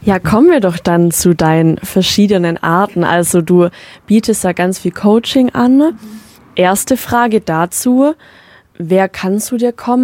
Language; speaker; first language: German; native; German